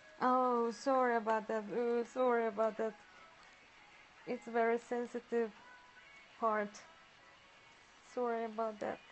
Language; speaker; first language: English; non-native, learner; Japanese